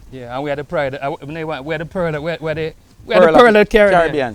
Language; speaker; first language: English; native; English